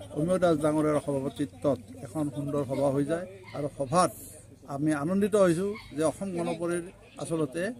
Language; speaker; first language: Assamese; native; Assamese